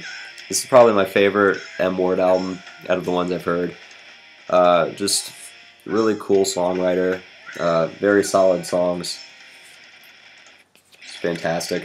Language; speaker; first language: English; native; English